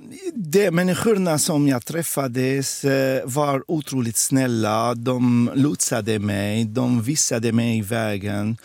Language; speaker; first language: Swedish; non-native, fluent; Arabic